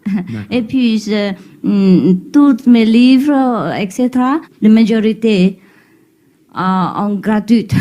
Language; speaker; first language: French; non-native, learner; Chinese